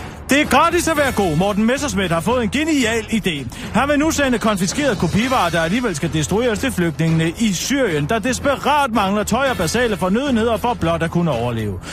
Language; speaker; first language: Danish; native; Danish